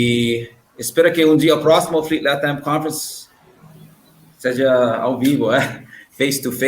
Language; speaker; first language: Portuguese; non-native, learner; English